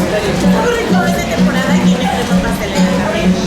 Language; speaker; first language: Spanish; native; Spanish